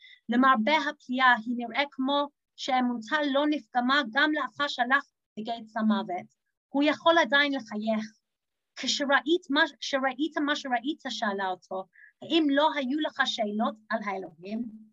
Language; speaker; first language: Hebrew; non-native, fluent; English